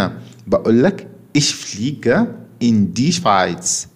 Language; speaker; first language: German; non-native, fluent; Arabic